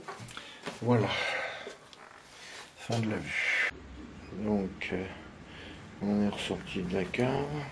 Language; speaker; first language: French; native; French